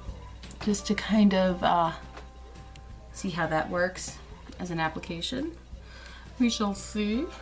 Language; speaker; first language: English; native; English